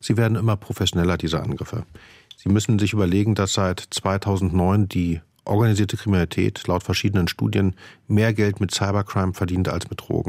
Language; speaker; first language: German; native; German